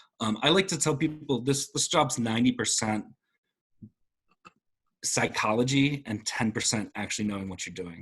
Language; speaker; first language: English; native; English